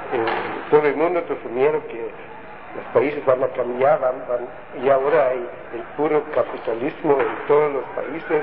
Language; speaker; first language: Spanish; non-native, learner; German